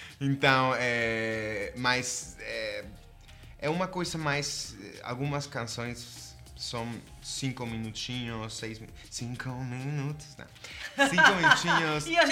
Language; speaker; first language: Portuguese; non-native, fluent; Spanish